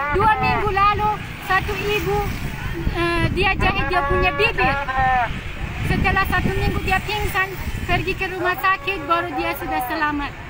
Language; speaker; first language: Indonesian; non-native, fluent; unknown